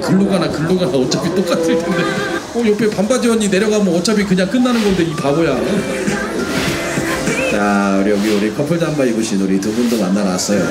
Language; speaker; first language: Korean; native; Korean